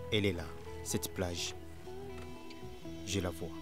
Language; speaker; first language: French; non-native, local second language; Lingala